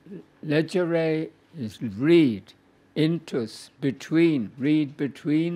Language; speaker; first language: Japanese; non-native, fluent; English